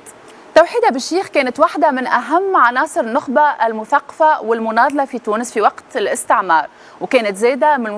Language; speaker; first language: Arabic; native; Arabic